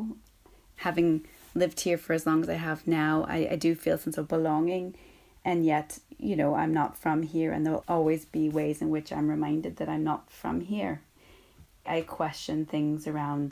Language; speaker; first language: English; native; English